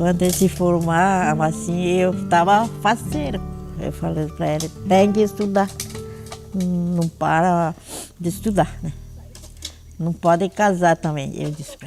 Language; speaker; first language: Portuguese; non-native, local second language; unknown